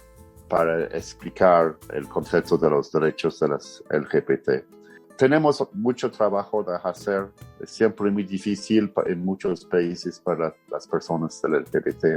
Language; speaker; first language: Spanish; non-native, fluent; English